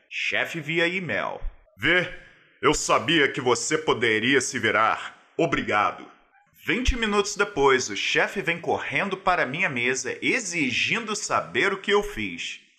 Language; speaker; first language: Portuguese; native; Portuguese